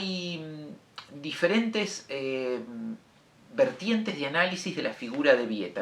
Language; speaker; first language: Spanish; native; Spanish